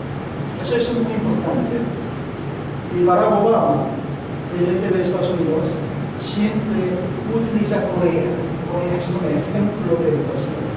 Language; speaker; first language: Spanish; non-native, learner; Korean